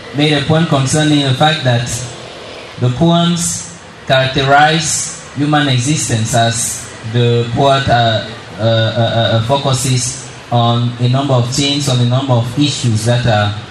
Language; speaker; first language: English; non-native, local second language; French